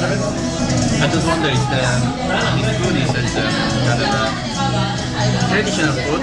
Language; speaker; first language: English; non-native, fluent; Korean